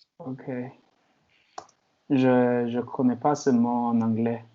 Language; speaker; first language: French; non-native, learner; Chinese